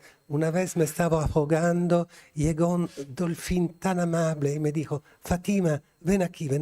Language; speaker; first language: Spanish; non-native, fluent; Italian